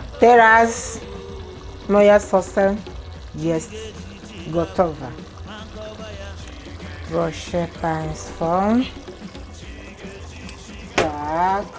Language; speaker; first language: Polish; non-native, learner; Igbo